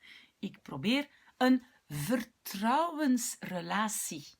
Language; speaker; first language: Dutch; non-native, local second language; French